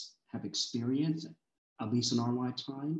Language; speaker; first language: English; early bilingual, other home language; Swahili